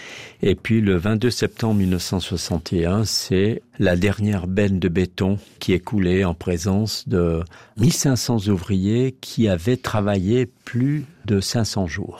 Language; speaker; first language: French; native; French